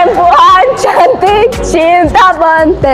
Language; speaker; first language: Indonesian; non-native, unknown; German